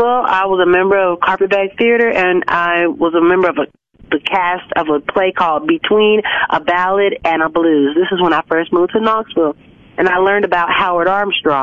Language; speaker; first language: English; native; English